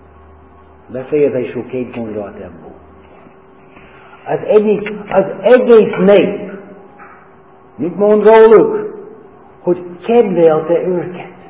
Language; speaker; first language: Hungarian; non-native, learner; English